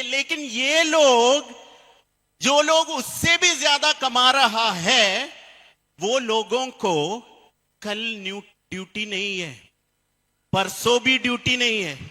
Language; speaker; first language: Hindi; non-native, fluent; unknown